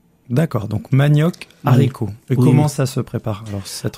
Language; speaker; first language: French; native; French